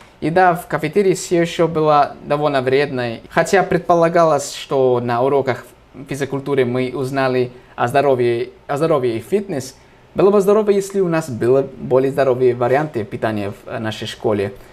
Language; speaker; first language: Russian; non-native, fluent; English